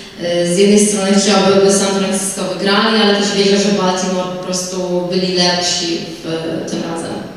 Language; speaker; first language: Polish; early bilingual, heritage; Polish